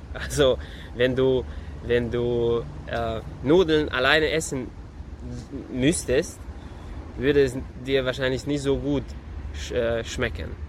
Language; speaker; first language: German; non-native, fluent; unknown